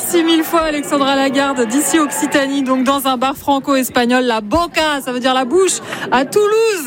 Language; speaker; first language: French; native; French